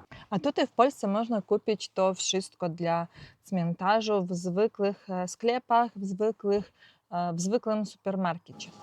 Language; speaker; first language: Polish; non-native, learner; Ukrainian